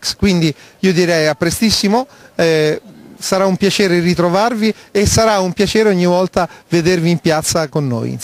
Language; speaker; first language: Italian; native; Italian